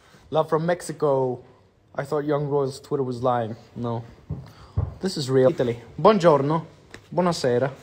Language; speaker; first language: English; non-native, fluent; Swedish